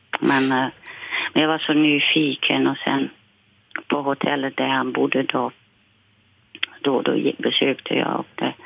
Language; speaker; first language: Swedish; non-native, fluent; Dutch